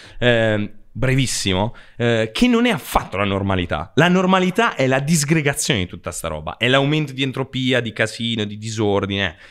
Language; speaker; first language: Italian; native; Italian